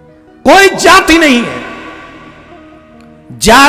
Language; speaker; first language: Hindi; native; Hindi